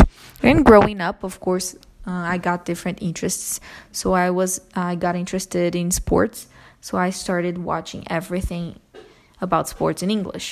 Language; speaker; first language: English; non-native, fluent; Portuguese